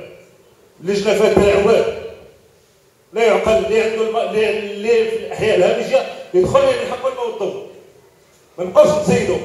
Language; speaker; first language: Arabic; native; Arabic